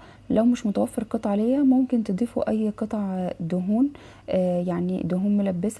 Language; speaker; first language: Arabic; native; Arabic